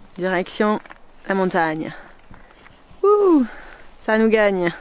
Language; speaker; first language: French; native; French